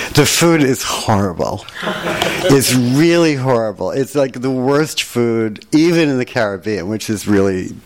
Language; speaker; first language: English; native; English